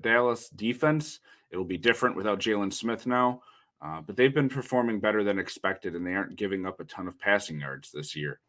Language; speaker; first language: English; native; English